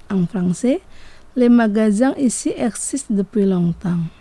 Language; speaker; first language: French; non-native, fluent; Indonesian